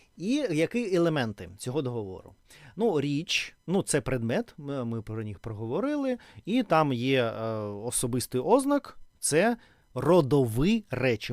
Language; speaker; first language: Ukrainian; non-native, learner; Russian